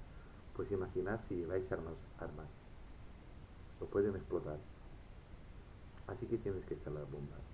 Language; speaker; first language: Spanish; native; Spanish